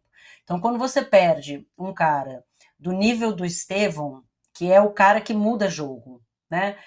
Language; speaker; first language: Portuguese; native; Portuguese